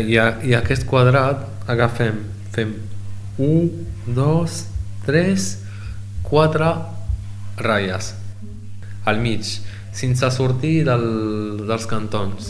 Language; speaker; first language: Catalan; non-native, learner; Arabic